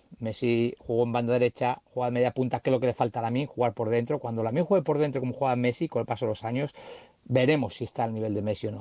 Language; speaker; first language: Spanish; native; Spanish